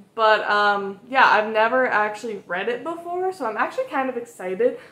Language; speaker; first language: English; native; English